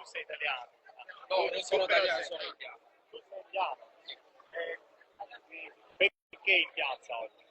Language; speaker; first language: Italian; non-native, fluent; Punjabi